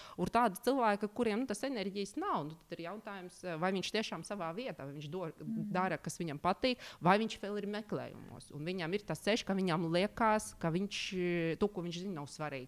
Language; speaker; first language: Latvian; non-native, local second language; Russian